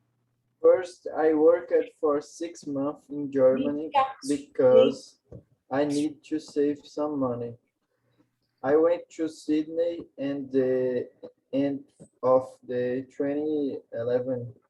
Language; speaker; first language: English; non-native, learner; Portuguese